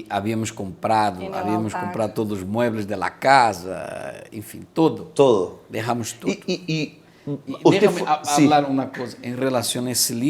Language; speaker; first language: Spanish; non-native, fluent; Portuguese